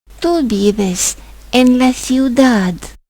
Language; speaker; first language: Spanish; non-native, fluent; Ukrainian